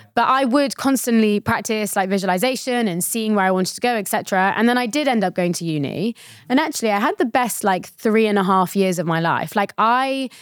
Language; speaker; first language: English; early bilingual, other home language; Swahili